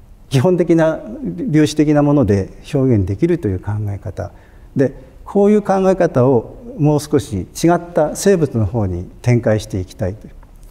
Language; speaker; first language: Japanese; native; Japanese